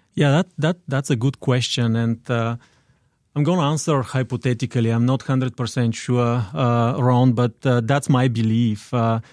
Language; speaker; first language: English; non-native, fluent; Bulgarian